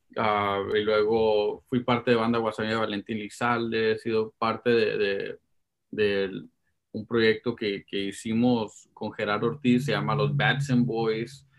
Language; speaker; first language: Spanish; early bilingual, heritage; Spanish